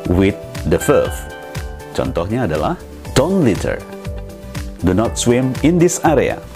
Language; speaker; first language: English; non-native, fluent; Indonesian